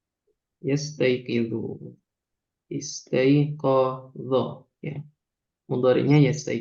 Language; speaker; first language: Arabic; non-native, fluent; Indonesian